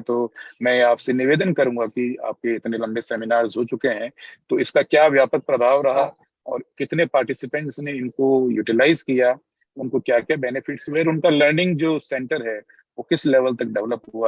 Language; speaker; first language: Hindi; native; Hindi